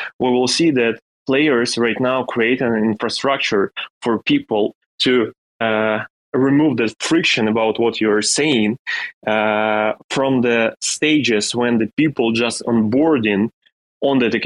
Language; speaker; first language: English; non-native, fluent; Ukrainian